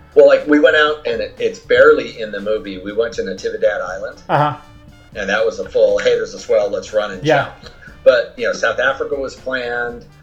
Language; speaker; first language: English; native; English